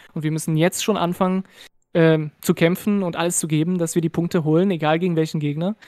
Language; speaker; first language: German; non-native, fluent; French